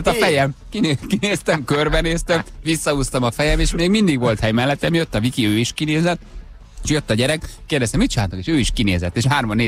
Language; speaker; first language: Hungarian; native; Hungarian